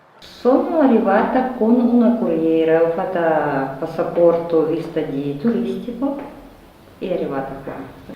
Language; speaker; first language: Italian; non-native, learner; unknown